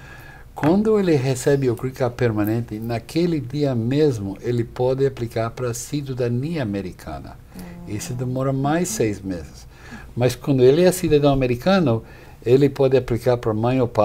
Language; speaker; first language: Portuguese; non-native, fluent; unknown